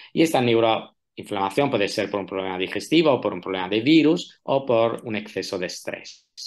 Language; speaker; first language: Spanish; non-native, fluent; Italian